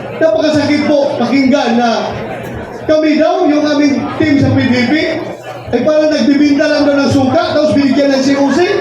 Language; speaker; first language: Filipino; non-native, local second language; Cebuano